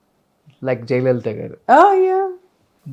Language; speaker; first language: Telugu; native; Telugu